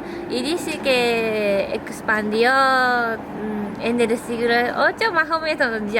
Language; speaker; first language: Spanish; non-native, learner; Japanese